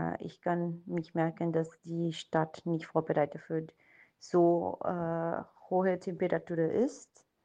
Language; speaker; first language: German; non-native, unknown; Spanish